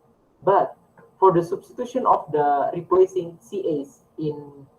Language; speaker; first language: English; non-native, learner; Indonesian